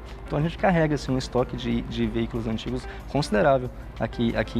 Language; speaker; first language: Portuguese; native; Portuguese